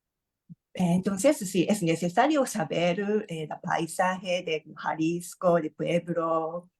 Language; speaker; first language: Spanish; non-native, learner; Japanese